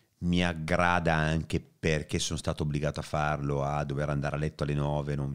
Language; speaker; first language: Italian; native; Italian